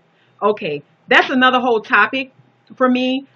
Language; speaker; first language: English; native; English